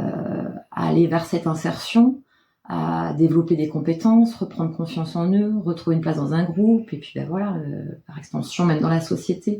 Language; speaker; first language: French; native; French